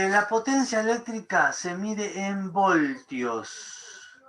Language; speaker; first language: Spanish; native; Spanish